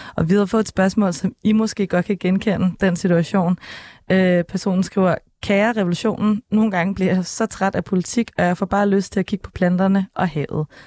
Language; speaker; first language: Danish; native; Danish